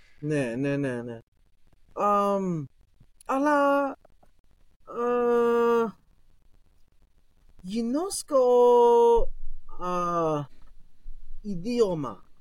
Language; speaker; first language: Greek; non-native, learner; English